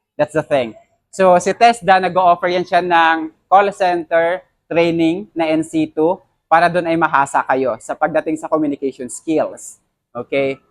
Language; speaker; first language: Filipino; non-native, local second language; Hiligaynon